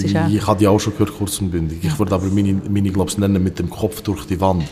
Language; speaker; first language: German; early bilingual, other home language; Albanian